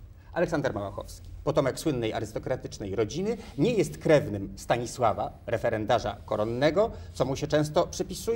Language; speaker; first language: Polish; native; Polish